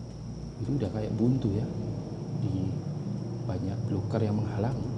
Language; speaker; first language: Indonesian; native; Indonesian